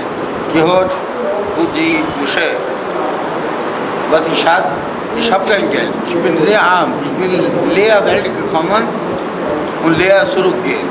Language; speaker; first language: German; non-native, learner; Urdu